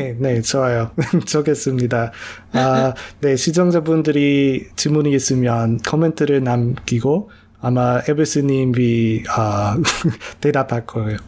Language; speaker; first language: Korean; non-native, learner; English